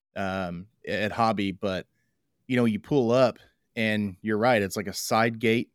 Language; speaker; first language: English; native; English